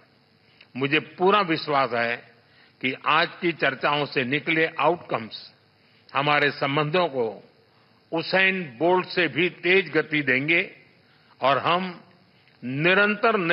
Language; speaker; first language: Hindi; native; Hindi